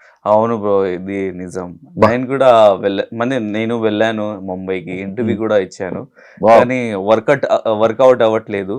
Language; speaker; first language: Telugu; non-native, learner; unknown